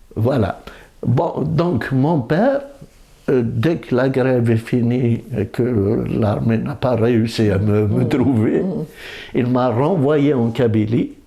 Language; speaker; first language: French; non-native, local second language; Kabyle